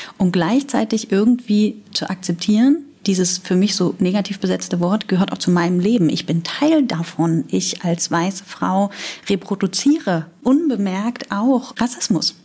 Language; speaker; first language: German; native; German